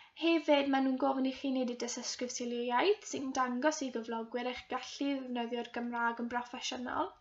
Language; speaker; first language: Welsh; non-native, local second language; English